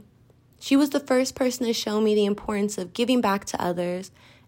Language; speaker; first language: English; native; English